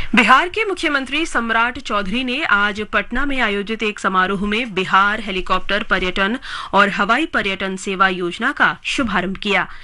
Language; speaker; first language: Hindi; native; Hindi